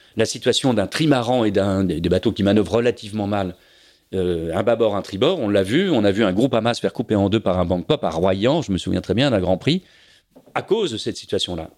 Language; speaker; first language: French; native; French